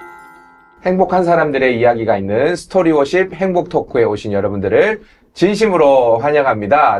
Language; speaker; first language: Korean; native; Korean